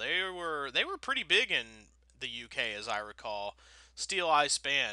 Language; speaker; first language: English; native; English